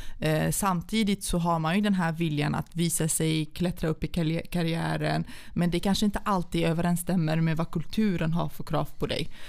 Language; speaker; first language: Swedish; early bilingual, other home language; Central Kurdish